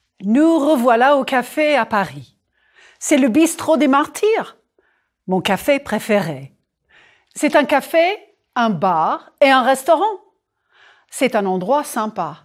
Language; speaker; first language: French; non-native, fluent; English